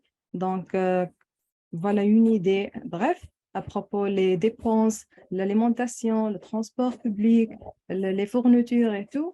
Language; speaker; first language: French; non-native, local second language; Arabic